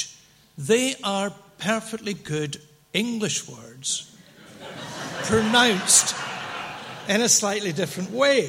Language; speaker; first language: English; native; English